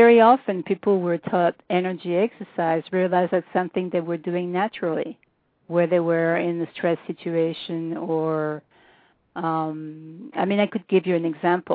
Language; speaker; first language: English; non-native, fluent; French